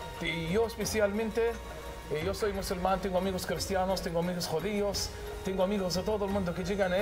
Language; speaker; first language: Spanish; non-native, fluent; Arabic